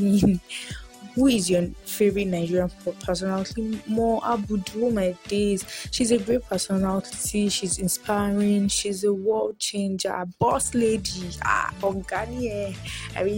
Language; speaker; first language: English; non-native, local second language; Yoruba